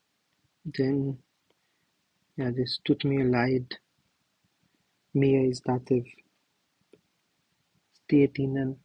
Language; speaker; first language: German; non-native, learner; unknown